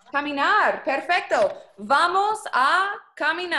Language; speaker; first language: Spanish; non-native, fluent; English